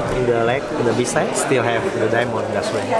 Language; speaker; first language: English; non-native, learner; Indonesian